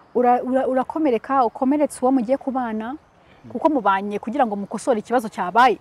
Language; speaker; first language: Kinyarwanda; early bilingual, heritage; Kinyarwanda